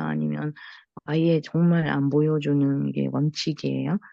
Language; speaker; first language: Korean; non-native, local second language; Russian